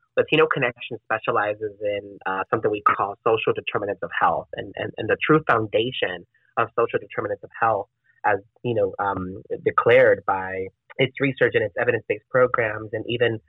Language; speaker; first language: English; non-native, fluent; Spanish